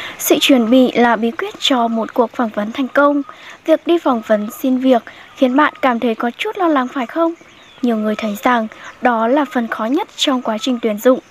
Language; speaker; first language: Vietnamese; non-native, local second language; Hmong